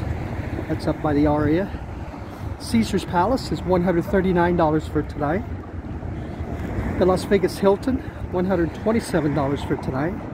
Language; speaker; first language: English; native; English